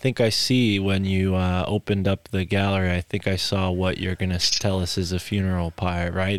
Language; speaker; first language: English; native; English